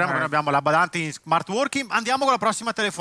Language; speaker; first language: Italian; native; Italian